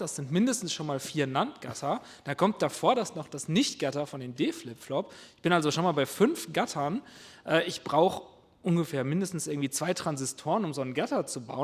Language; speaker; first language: German; native; German